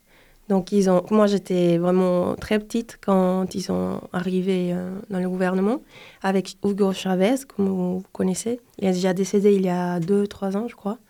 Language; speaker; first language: French; non-native, fluent; Spanish